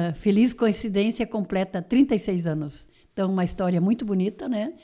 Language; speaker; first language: Portuguese; native; Portuguese